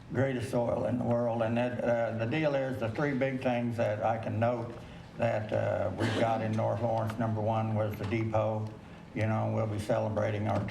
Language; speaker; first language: English; native; English